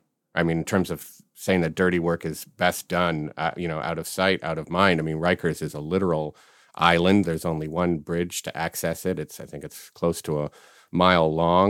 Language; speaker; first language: English; native; English